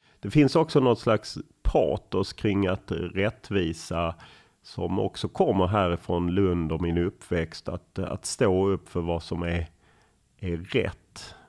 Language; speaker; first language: Swedish; native; Swedish